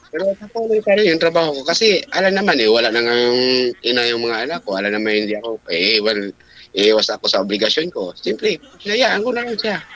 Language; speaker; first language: Filipino; non-native, local second language; Cebuano